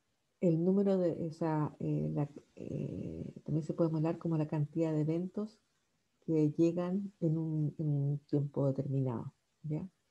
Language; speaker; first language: Spanish; native; Spanish